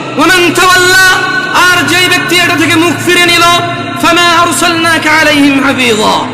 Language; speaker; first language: Bangla; early bilingual, heritage; Bangla